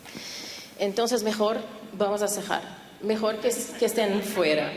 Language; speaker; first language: Spanish; non-native, fluent; Portuguese